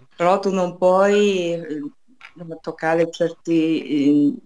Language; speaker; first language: Italian; non-native, fluent; Chinese